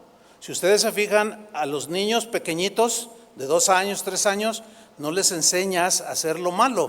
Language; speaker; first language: Spanish; native; Spanish